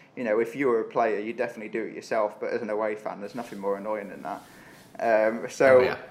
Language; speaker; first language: English; native; English